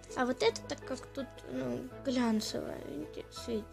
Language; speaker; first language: Russian; native; Russian